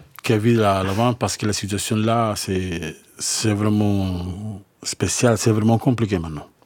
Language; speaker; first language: French; non-native, learner; Spanish